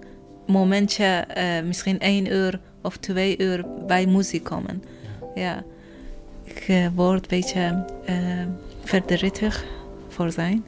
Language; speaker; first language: Dutch; non-native, learner; Persian